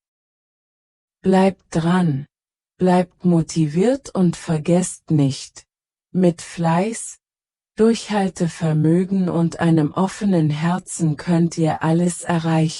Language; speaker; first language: German; native; German